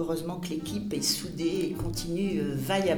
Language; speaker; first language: French; native; French